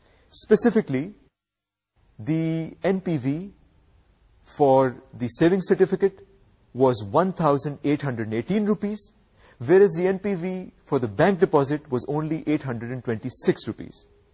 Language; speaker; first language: English; non-native, local second language; Urdu